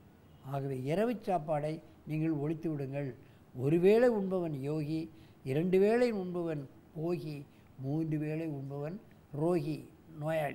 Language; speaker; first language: Tamil; native; Tamil